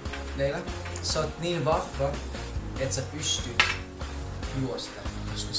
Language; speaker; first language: Finnish; early bilingual, other home language; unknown